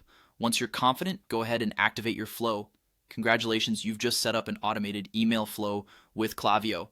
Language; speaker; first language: English; native; English